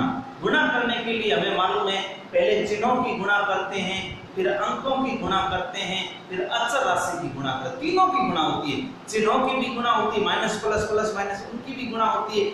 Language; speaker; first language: Hindi; native; Hindi